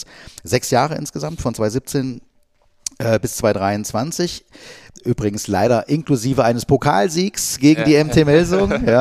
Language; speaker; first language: German; native; German